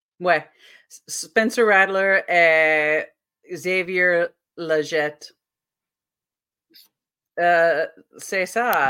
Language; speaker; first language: French; non-native, learner; English